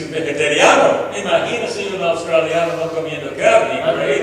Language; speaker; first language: Spanish; non-native, fluent; English